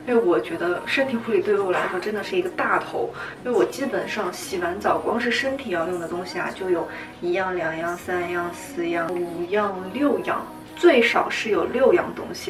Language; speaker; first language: Chinese; native; Chinese